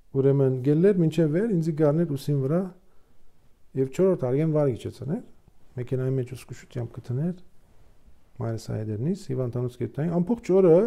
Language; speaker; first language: Armenian; early bilingual, heritage; Armenian